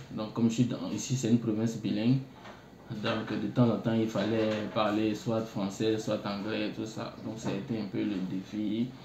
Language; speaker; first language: French; non-native, local second language; Baoulé